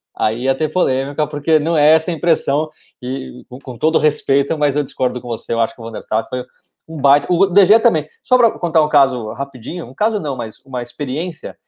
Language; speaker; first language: Portuguese; native; Portuguese